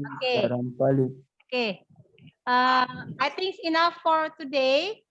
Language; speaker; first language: English; non-native, learner; Indonesian